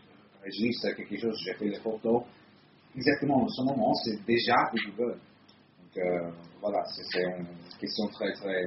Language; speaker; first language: French; non-native, fluent; Italian